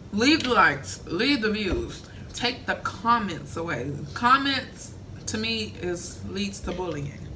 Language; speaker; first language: English; native; English